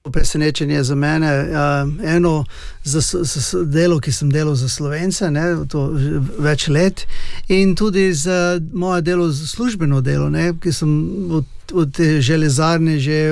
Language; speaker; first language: Slovenian; early bilingual, heritage; Slovenian